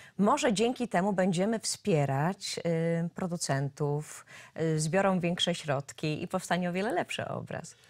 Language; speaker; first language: Polish; native; Polish